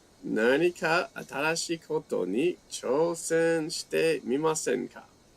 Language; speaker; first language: Japanese; non-native, fluent; English